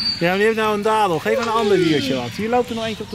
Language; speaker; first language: Dutch; native; Dutch